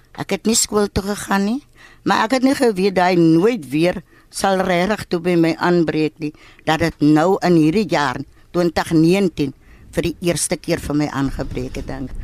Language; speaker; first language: Afrikaans; native; Afrikaans